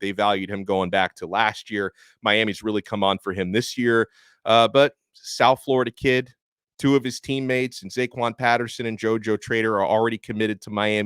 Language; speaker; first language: English; native; English